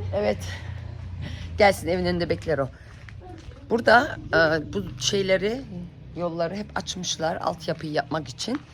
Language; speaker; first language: Turkish; early bilingual, heritage; Turkish